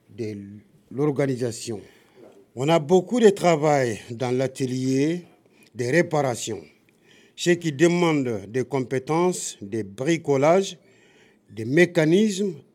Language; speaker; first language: French; non-native, local second language; Bambara